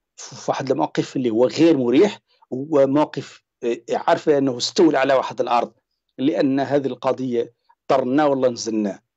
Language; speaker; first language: Arabic; native; Arabic